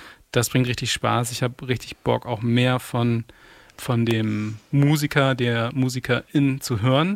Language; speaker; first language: German; native; German